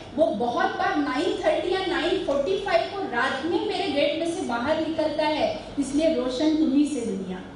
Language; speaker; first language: Hindi; non-native, local second language; Marathi